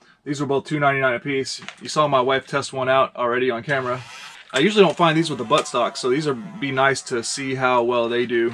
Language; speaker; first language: English; native; English